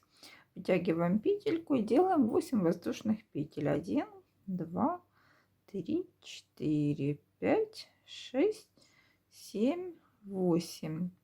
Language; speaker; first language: Russian; native; Russian